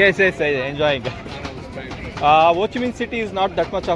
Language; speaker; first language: English; non-native, local second language; Kannada